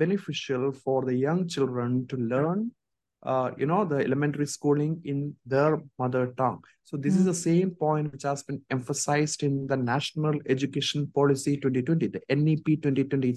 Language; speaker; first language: English; non-native, local second language; Malayalam